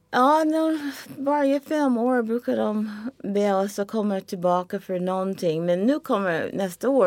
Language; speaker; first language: Swedish; non-native, fluent; English